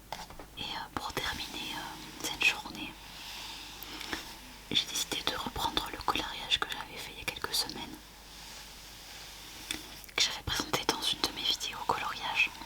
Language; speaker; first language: French; native; French